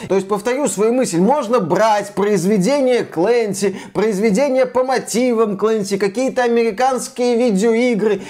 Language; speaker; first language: Russian; native; Russian